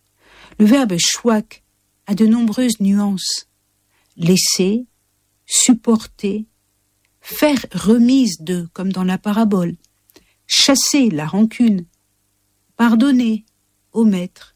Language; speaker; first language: French; native; French